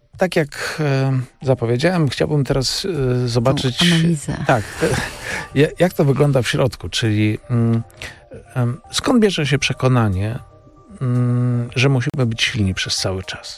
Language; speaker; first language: Polish; native; Polish